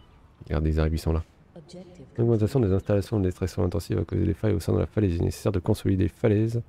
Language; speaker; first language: French; native; French